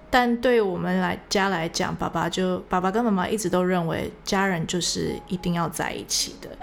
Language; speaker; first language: Chinese; early bilingual, heritage; Chinese